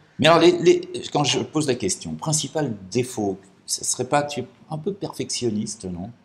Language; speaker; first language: French; native; French